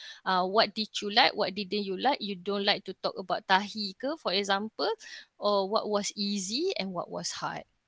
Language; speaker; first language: English; non-native, local second language; Malay